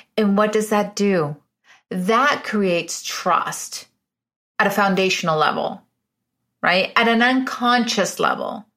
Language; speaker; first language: English; early bilingual, other home language; Spanish